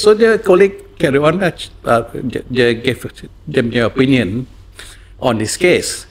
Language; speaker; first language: English; non-native, local second language; Malay